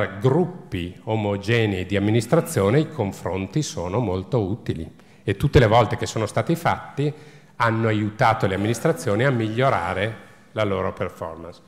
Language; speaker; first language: Italian; native; Italian